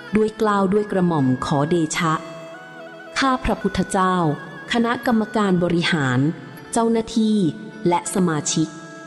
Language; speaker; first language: Thai; native; Thai